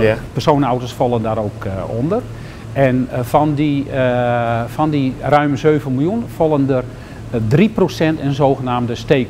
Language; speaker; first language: Dutch; native; Dutch